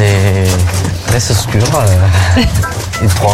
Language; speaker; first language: French; non-native, learner; Spanish